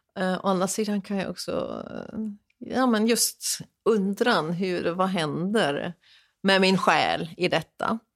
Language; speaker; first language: Swedish; non-native, fluent; German